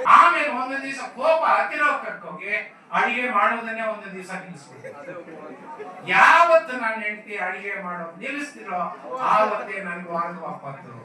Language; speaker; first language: Kannada; non-native, local second language; Telugu